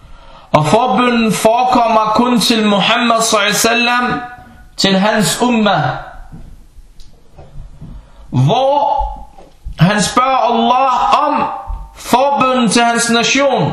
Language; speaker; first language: Danish; early bilingual, other home language; Arabic